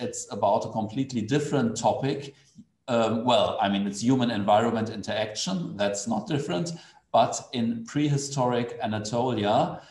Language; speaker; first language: English; non-native, fluent; German